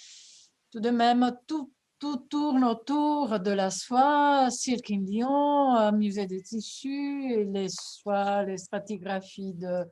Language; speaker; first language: French; non-native, fluent; Italian